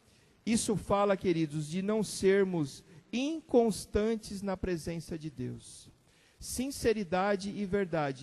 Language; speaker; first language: Portuguese; native; Portuguese